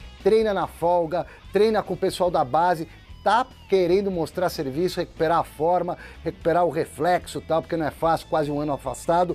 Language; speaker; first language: Portuguese; native; Portuguese